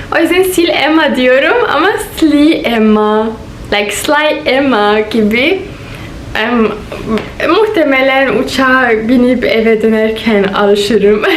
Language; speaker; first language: Turkish; early bilingual, heritage; Turkish